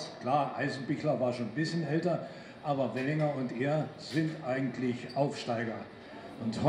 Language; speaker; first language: German; native; German